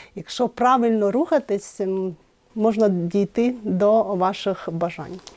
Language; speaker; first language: Ukrainian; native; Ukrainian